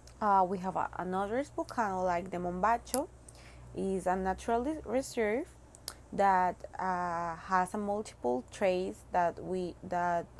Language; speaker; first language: English; non-native, learner; Spanish